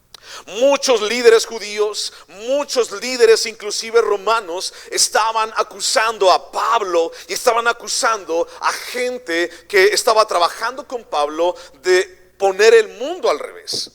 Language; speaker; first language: Spanish; native; Spanish